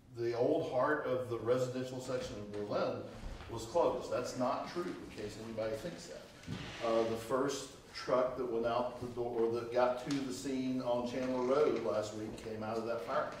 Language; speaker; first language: English; native; English